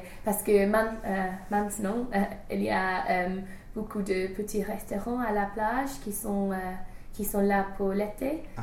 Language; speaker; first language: French; non-native, learner; English